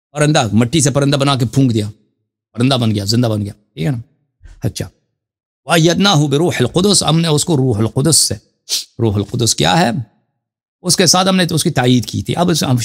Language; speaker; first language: Urdu; non-native, fluent; Persian